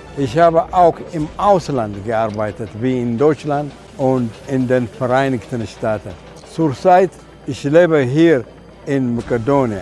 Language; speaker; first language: German; non-native, fluent; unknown